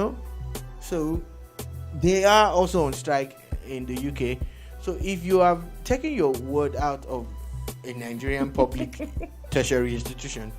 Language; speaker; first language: English; non-native, local second language; Yoruba